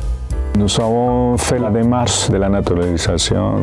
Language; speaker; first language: French; non-native, fluent; Spanish